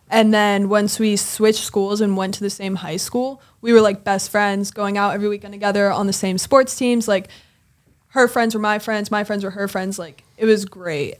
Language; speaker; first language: English; native; English